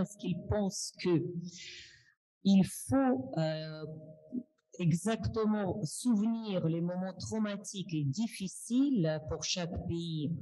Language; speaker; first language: French; non-native, fluent; Russian